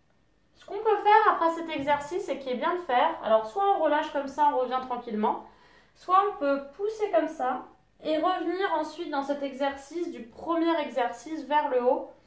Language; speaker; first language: French; native; French